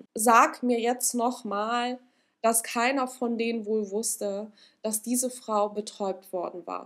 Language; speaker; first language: German; native; German